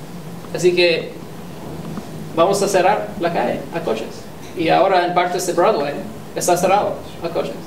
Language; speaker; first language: Spanish; non-native, fluent; English